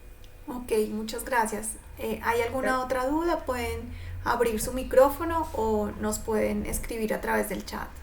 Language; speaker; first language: Spanish; native; Spanish